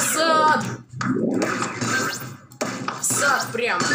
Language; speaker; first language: Russian; native; Russian